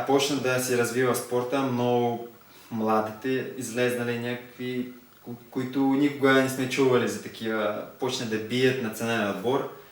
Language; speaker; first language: Bulgarian; non-native, learner; Russian